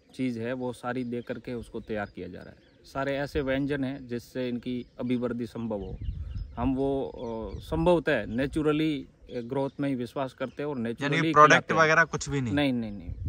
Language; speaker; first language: Hindi; native; Hindi